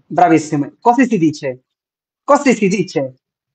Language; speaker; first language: Italian; non-native, fluent; Bangla